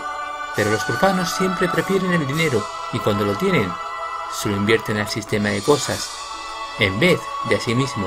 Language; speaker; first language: Spanish; native; Spanish